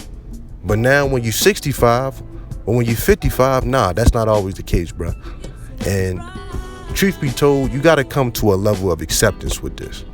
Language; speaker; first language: English; native; English